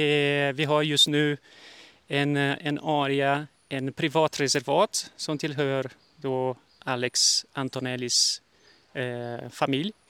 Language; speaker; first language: Swedish; early bilingual, heritage; Portuguese